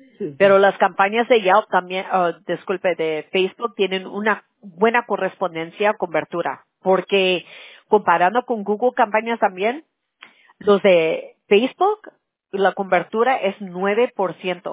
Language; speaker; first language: Spanish; early bilingual, heritage; Spanish